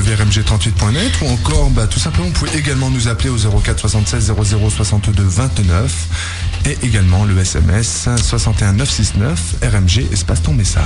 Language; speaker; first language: French; native; French